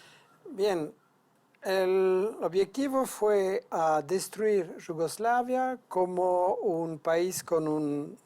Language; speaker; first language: Spanish; non-native, fluent; French